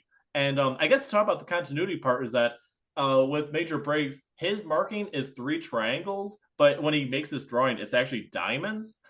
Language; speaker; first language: English; native; English